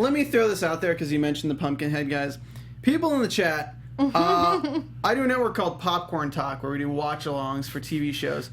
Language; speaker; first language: English; native; English